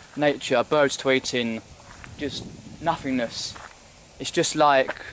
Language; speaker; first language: English; native; English